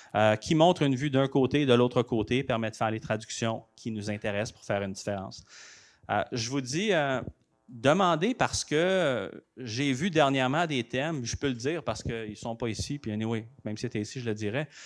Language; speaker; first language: French; native; French